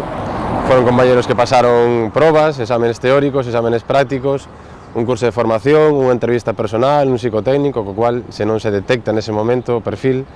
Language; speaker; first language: Spanish; non-native, local second language; Galician